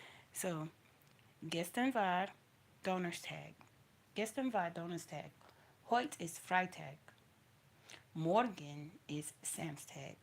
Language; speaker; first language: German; non-native, learner; English